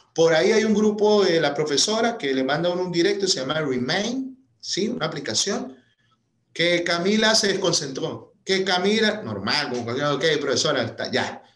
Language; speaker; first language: Spanish; native; Spanish